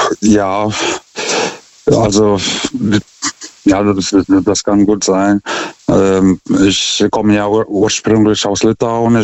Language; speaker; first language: German; non-native, fluent; Lithuanian